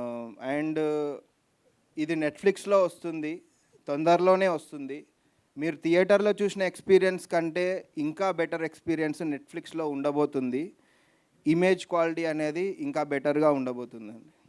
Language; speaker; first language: Telugu; native; Telugu